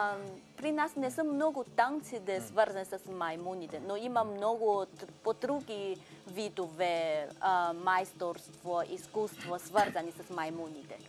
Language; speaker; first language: Bulgarian; non-native, fluent; Chinese